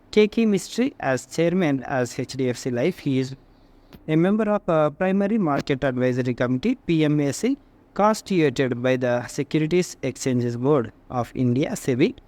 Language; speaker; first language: English; non-native, local second language; Telugu